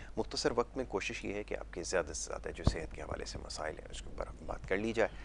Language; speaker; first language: Urdu; native; Urdu